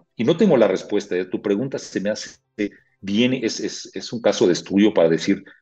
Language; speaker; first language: Spanish; native; Spanish